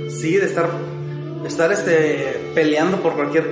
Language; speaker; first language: Spanish; native; Spanish